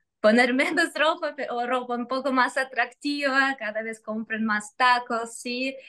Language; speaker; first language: Spanish; non-native, fluent; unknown